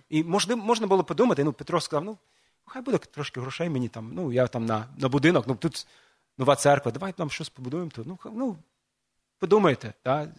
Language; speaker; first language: Ukrainian; non-native, fluent; English